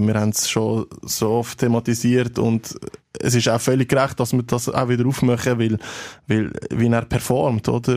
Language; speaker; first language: German; native; German